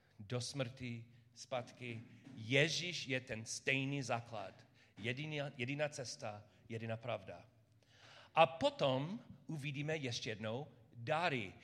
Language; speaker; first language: Czech; non-native, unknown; English